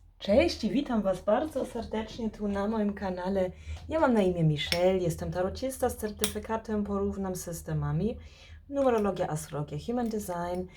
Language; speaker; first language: Polish; early bilingual, heritage; Polish